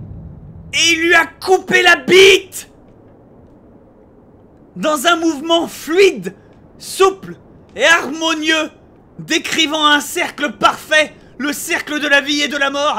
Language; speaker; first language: French; native; French